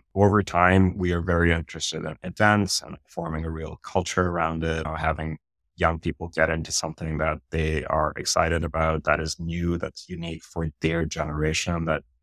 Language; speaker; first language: English; non-native, local second language; Urdu